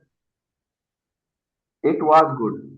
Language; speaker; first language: English; non-native, learner; Urdu